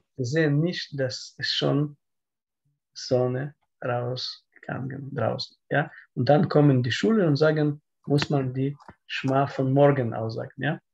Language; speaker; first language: German; non-native, learner; Russian